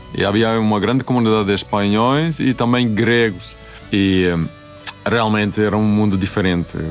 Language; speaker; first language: Portuguese; non-native, fluent; Swedish